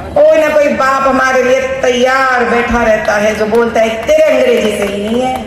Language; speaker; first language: Hindi; non-native, local second language; Telugu